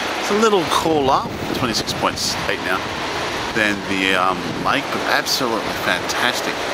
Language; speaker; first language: English; native; English